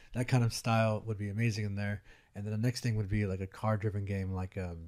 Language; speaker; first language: English; native; English